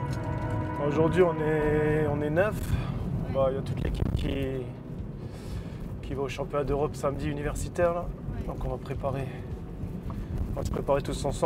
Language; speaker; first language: French; native; French